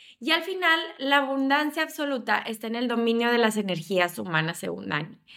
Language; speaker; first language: Spanish; native; Spanish